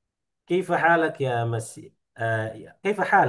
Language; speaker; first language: Arabic; non-native, fluent; Indonesian